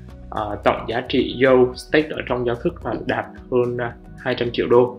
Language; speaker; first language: Vietnamese; native; Vietnamese